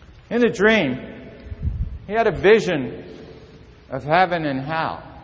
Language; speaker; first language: English; native; English